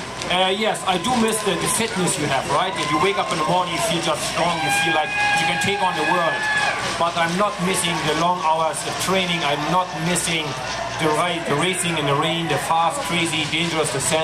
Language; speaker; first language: English; non-native, fluent; German